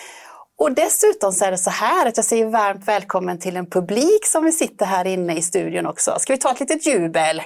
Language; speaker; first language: Swedish; native; Swedish